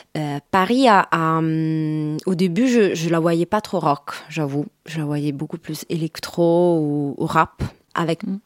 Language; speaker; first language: French; non-native, fluent; Italian